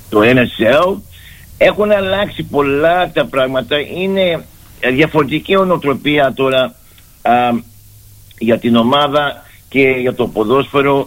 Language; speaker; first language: Greek; early bilingual, heritage; Greek